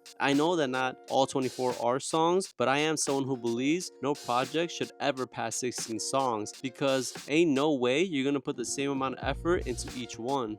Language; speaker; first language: English; native; English